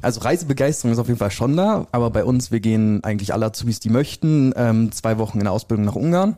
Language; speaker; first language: German; native; German